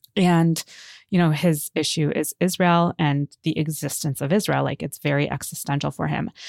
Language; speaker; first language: English; native; English